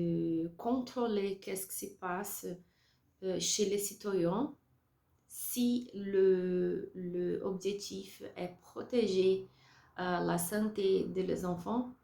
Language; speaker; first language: French; non-native, learner; Portuguese